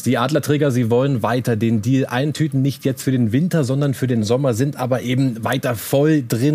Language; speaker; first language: German; native; German